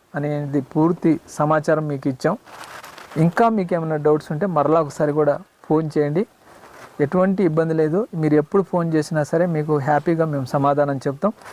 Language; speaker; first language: Telugu; non-native, local second language; Koya